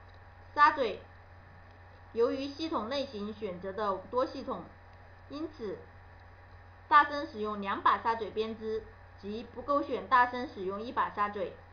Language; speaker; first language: Chinese; native; Chinese